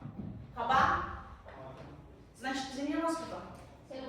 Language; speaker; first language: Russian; non-native, local second language; Kyrgyz